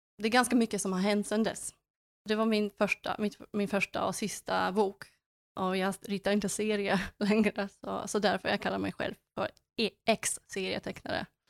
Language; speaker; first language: Swedish; non-native, fluent; Polish